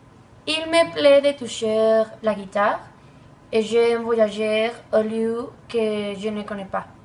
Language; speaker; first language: French; non-native, learner; Spanish